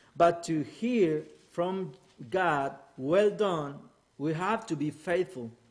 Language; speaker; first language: English; non-native, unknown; Spanish